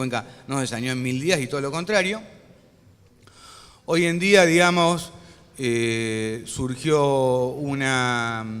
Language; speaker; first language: Spanish; native; Spanish